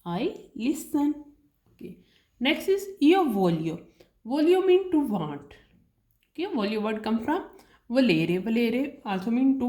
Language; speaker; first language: English; non-native, learner; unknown